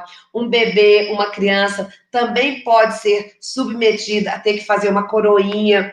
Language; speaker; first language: Portuguese; native; Portuguese